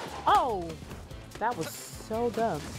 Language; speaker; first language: English; native; English